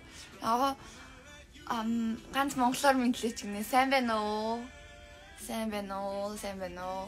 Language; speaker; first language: Chinese; non-native, learner; Mongolian